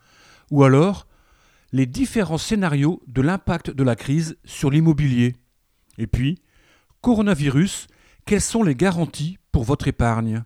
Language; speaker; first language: French; native; French